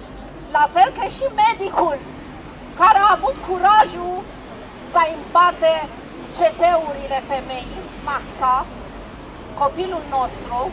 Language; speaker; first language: Romanian; non-native, fluent; Persian